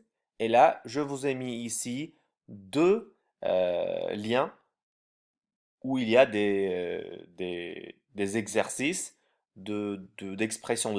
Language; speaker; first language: French; non-native, fluent; Turkish